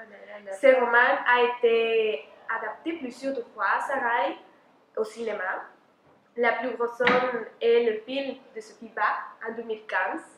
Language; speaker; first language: French; non-native, fluent; Spanish